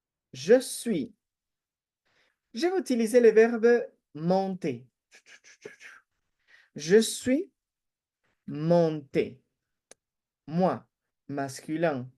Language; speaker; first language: French; non-native, fluent; Spanish